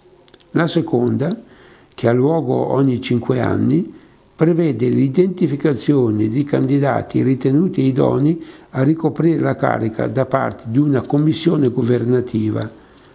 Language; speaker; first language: Italian; native; Italian